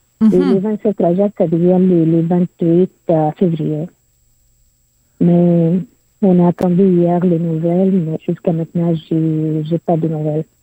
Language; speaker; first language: French; non-native, learner; Arabic